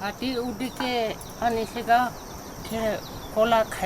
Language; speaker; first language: Hindi; non-native, local second language; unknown